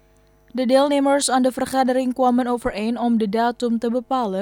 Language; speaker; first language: Dutch; non-native, fluent; Indonesian